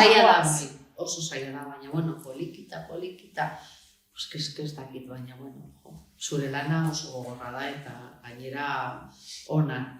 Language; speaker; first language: Basque; non-native, local second language; Spanish